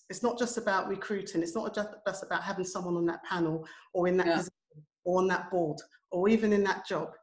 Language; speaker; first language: English; native; English